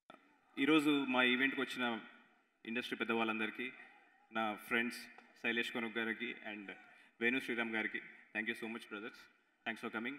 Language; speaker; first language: Telugu; native; Telugu